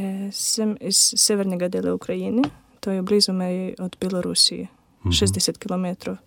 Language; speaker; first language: Slovenian; non-native, learner; Ukrainian